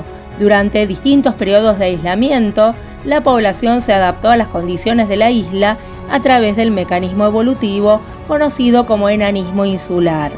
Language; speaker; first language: Spanish; native; Spanish